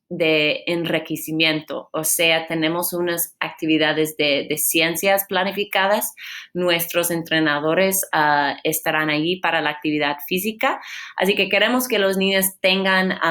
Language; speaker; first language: Spanish; non-native, fluent; English